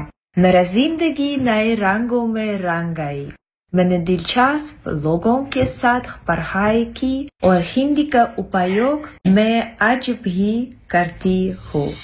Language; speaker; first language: Hindi; non-native, fluent; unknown